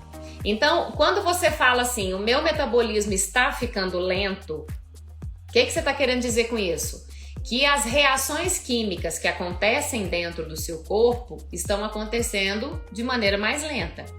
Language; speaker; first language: Portuguese; native; Portuguese